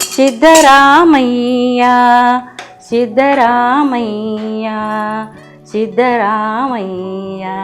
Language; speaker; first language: Kannada; native; Kannada